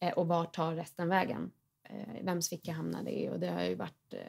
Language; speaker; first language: Swedish; native; Swedish